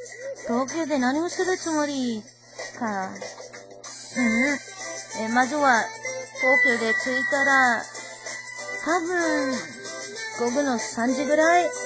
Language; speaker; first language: Japanese; non-native, learner; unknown